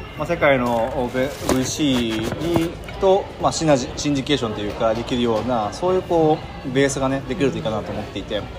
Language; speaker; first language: Japanese; native; Japanese